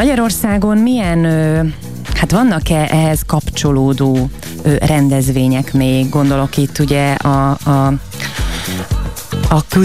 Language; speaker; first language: Hungarian; native; Hungarian